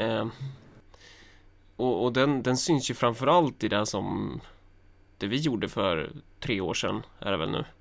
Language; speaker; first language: Swedish; native; Swedish